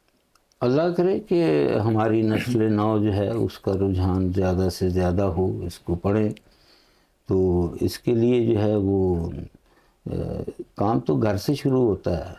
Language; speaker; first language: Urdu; non-native, local second language; Punjabi